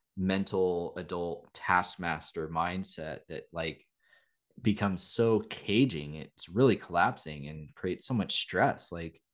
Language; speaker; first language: English; native; English